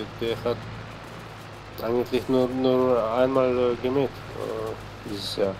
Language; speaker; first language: German; non-native, fluent; Slovenian